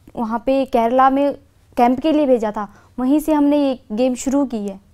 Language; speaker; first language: Hindi; native; Hindi